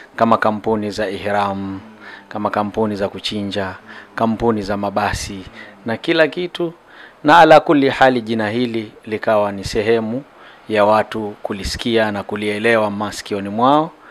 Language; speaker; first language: Swahili; native; Swahili